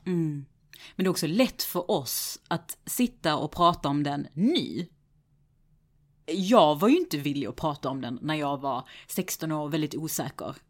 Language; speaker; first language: Swedish; native; Swedish